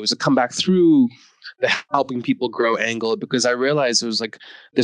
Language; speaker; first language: English; native; English